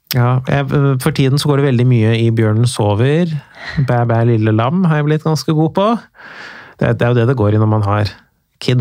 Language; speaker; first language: Norwegian; early bilingual, other home language; Persian